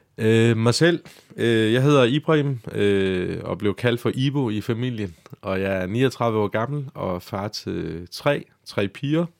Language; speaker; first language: Danish; non-native, fluent; Turkish